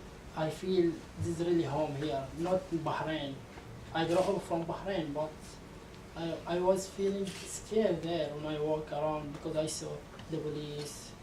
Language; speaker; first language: English; non-native, learner; Arabic